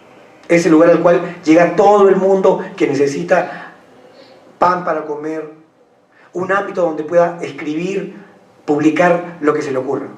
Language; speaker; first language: Spanish; native; Spanish